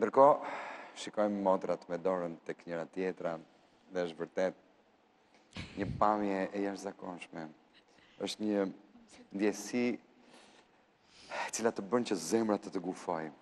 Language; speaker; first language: Albanian; native; Albanian